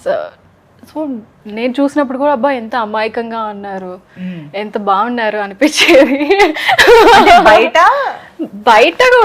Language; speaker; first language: Telugu; native; Telugu